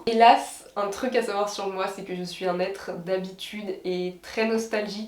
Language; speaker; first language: French; native; French